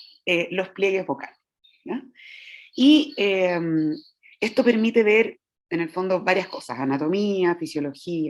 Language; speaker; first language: Spanish; native; Spanish